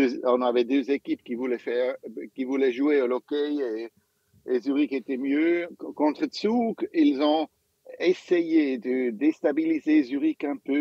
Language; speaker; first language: French; non-native, local second language; German